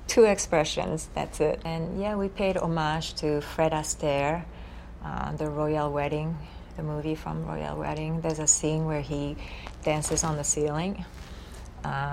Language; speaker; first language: English; non-native, fluent; Japanese